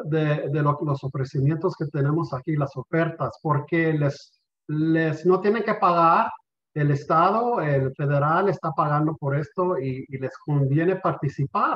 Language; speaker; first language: Spanish; early bilingual, heritage; Spanish